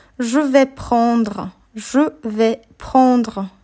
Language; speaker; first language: French; non-native, fluent; Polish